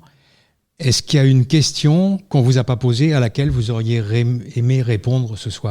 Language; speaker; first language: French; native; French